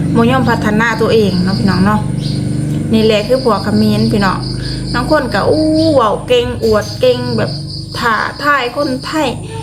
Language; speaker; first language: Thai; native; Thai